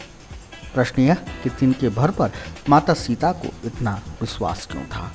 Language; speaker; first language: Hindi; native; Hindi